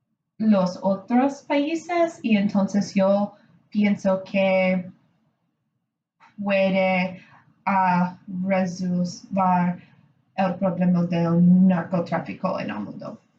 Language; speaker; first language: Spanish; non-native, learner; English